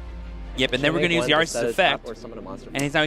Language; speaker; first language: English; native; English